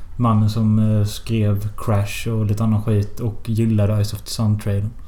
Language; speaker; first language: Swedish; native; Swedish